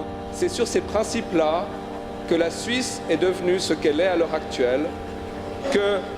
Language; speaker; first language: French; native; French